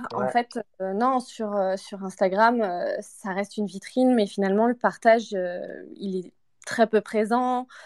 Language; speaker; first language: French; native; French